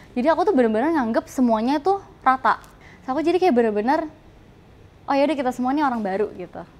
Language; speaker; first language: Indonesian; native; Indonesian